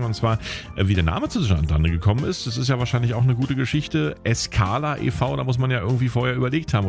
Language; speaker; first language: German; native; German